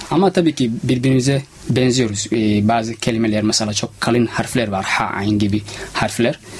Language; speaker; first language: Turkish; non-native, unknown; Somali